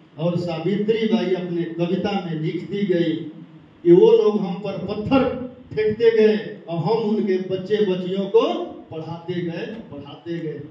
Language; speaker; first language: Hindi; native; Hindi